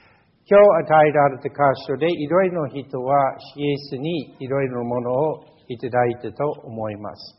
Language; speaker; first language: Japanese; non-native, fluent; English